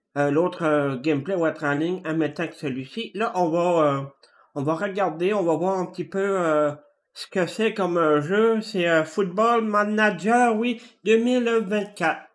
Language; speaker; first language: French; native; French